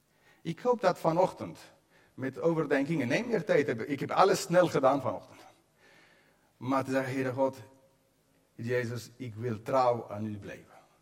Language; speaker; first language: Dutch; non-native, fluent; English